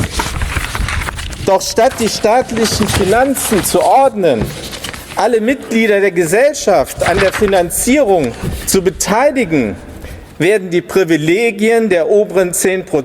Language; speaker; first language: German; native; German